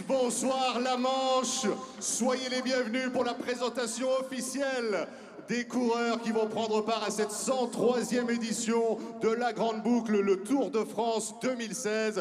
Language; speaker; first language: French; native; French